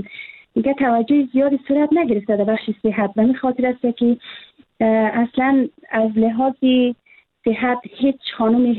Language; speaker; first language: Persian; native; Persian